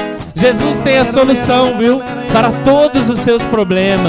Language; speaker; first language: Portuguese; native; Portuguese